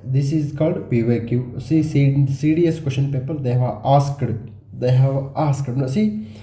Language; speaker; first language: English; non-native, local second language; Kannada